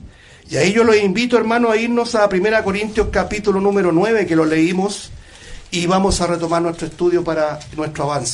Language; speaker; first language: Spanish; native; Spanish